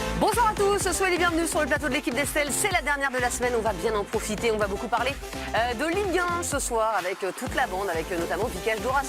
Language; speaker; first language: French; native; French